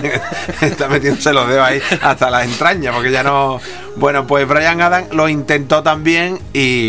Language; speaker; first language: Spanish; native; Spanish